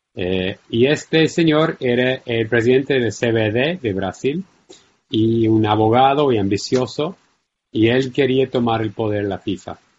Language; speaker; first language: Spanish; non-native, fluent; English